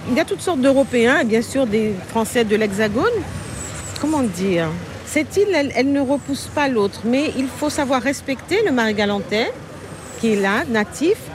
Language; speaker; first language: French; native; French